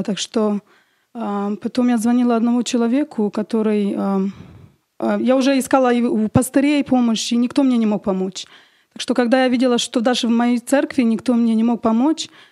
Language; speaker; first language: Russian; early bilingual, heritage; Russian